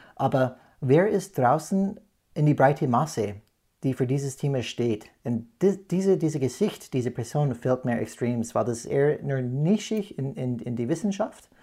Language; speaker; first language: German; non-native, fluent; English